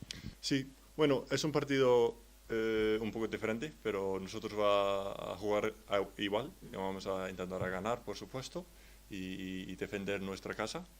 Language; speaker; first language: Spanish; non-native, learner; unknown